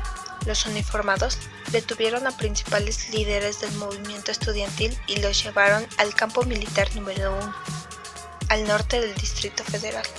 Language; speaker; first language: Spanish; native; Spanish